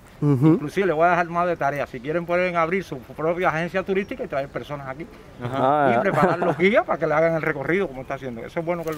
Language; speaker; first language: Spanish; native; Spanish